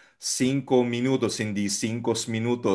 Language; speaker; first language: Spanish; non-native, fluent; Filipino